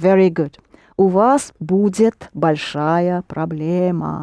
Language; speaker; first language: Russian; non-native, fluent; English